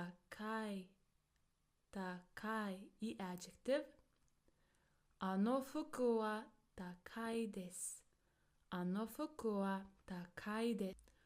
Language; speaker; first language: Japanese; non-native, fluent; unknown